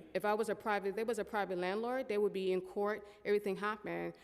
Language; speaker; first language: English; native; English